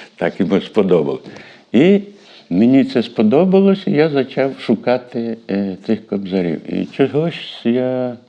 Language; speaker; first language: Ukrainian; native; Ukrainian